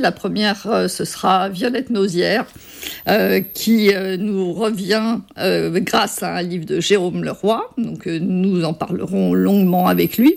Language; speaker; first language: French; native; French